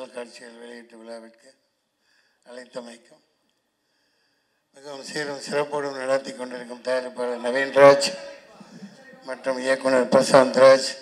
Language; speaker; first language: Tamil; native; Tamil